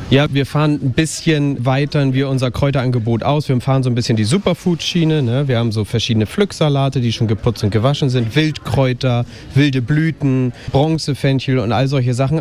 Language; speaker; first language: German; native; German